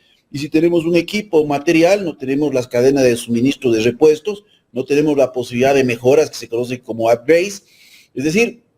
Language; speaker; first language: Spanish; native; Spanish